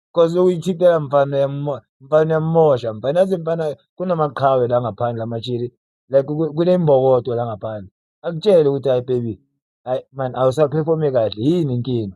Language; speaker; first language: Zulu; native; Zulu